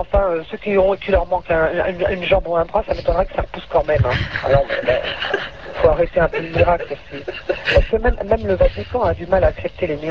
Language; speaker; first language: French; native; French